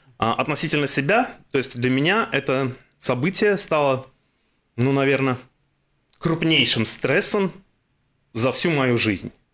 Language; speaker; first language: Russian; native; Russian